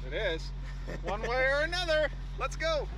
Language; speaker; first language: English; native; English